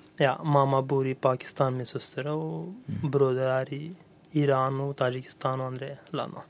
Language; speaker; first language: Norwegian; non-native, fluent; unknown